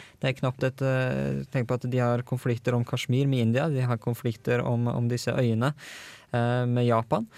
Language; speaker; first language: Norwegian; native; Norwegian